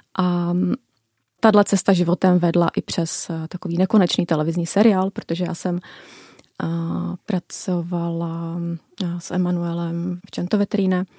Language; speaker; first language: Czech; native; Czech